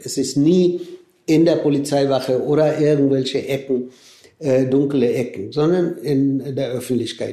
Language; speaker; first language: German; non-native, fluent; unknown